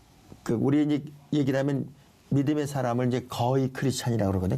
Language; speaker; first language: Korean; native; Korean